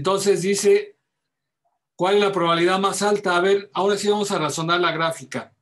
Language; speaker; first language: Spanish; native; Spanish